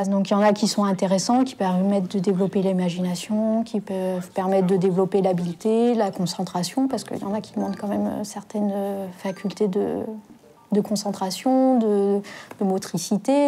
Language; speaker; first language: French; native; French